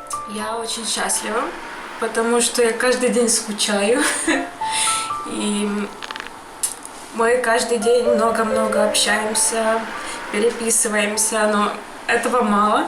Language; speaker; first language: Russian; non-native, local second language; Ukrainian